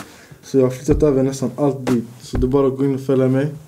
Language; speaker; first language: Swedish; early bilingual, other home language; Bosnian